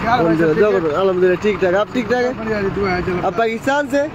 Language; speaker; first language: Hindi; non-native, learner; Bangla